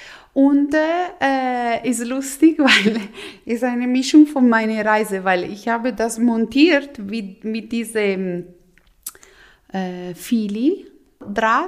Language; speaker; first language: German; non-native, local second language; Italian